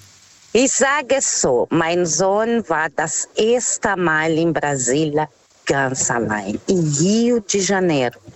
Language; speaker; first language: German; non-native, learner; Portuguese